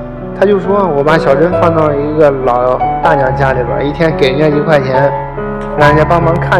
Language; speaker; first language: Chinese; native; Chinese